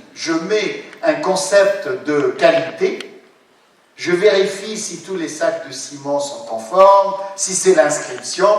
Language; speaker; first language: French; non-native, local second language; Arabic